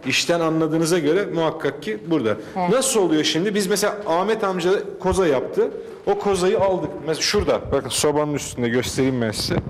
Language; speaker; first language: Turkish; native; Turkish